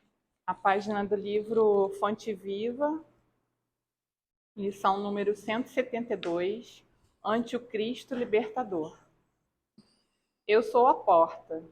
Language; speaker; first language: Portuguese; native; Portuguese